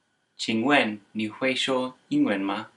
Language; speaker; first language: Chinese; non-native, learner; English